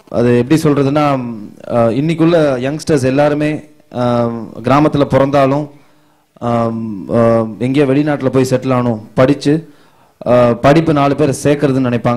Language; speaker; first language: Tamil; native; Tamil